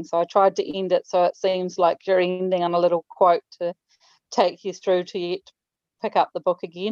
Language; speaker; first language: English; native; English